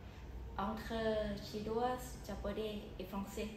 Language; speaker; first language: French; non-native, fluent; Thai